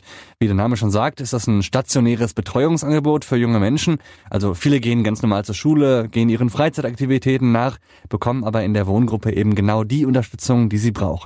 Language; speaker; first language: German; native; German